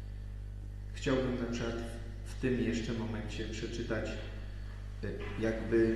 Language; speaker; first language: Polish; native; Polish